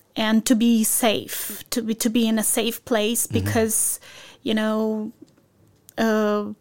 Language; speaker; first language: English; non-native, fluent; Ukrainian